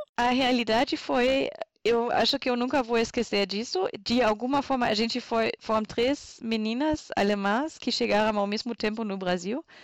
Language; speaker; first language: Portuguese; non-native, fluent; German